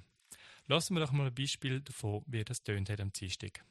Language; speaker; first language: German; native; German